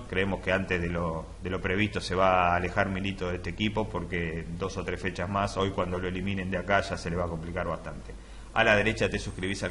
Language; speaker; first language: Spanish; native; Spanish